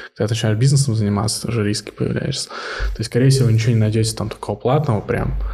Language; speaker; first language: Russian; early bilingual, heritage; Russian